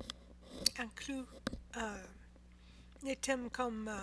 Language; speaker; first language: French; non-native, learner; English